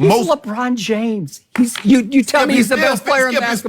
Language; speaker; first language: English; native; English